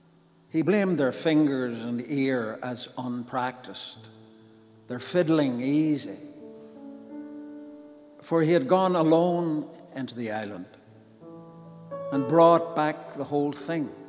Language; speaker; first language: English; native; English